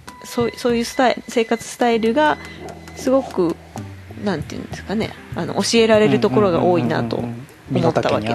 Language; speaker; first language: Japanese; native; Japanese